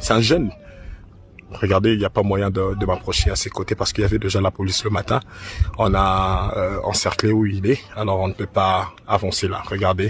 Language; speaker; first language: French; non-native, local second language; Lingala